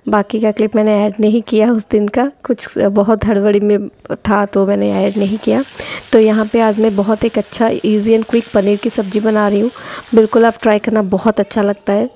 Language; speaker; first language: Hindi; non-native, local second language; Odia